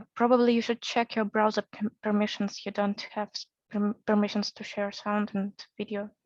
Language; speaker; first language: English; non-native, fluent; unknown